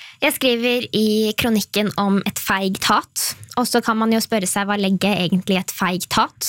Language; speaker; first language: Norwegian; native; Norwegian